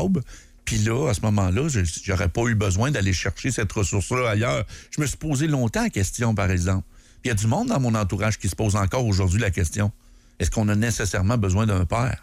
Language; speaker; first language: French; native; French